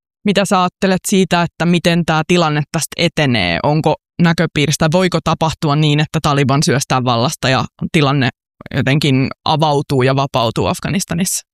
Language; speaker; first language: Finnish; native; Finnish